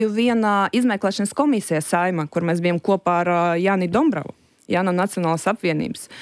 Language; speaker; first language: Latvian; non-native, local second language; Russian